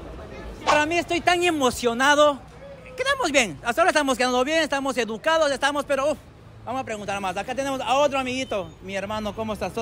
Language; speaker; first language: Spanish; native; Spanish